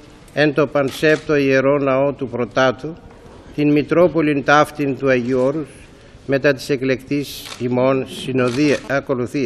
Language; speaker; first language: Greek; native; Greek